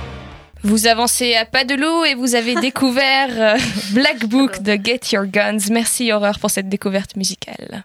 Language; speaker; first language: French; native; French